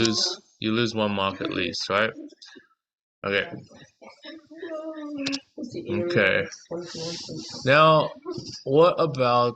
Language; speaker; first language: English; native; English